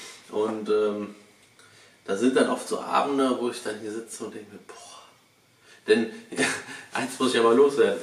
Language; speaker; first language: German; native; German